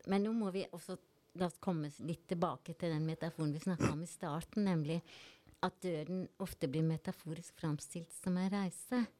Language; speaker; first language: Norwegian; native; Norwegian